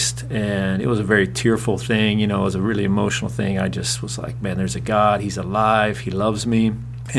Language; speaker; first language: English; native; English